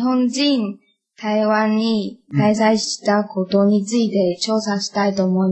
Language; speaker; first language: Japanese; non-native, learner; Chinese